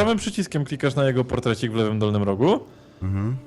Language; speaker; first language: Polish; native; Polish